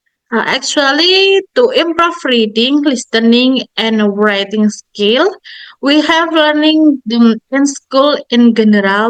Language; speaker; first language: English; non-native, learner; Indonesian